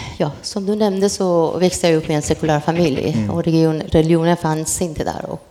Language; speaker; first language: Swedish; non-native, fluent; Persian